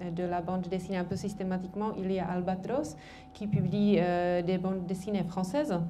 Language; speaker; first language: French; non-native, fluent; Czech